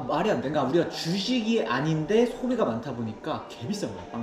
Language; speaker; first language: Korean; native; Korean